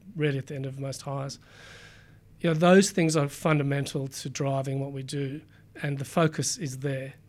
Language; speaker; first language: English; native; English